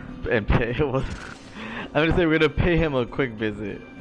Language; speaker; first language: English; native; English